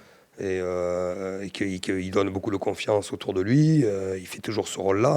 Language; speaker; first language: French; native; French